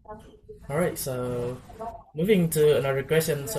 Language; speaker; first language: English; non-native, learner; Indonesian